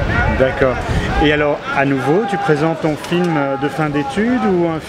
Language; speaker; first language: French; native; French